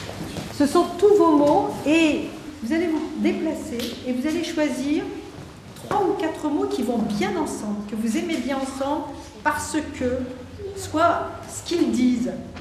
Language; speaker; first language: French; native; French